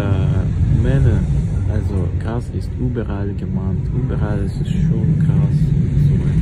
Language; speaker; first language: German; non-native, learner; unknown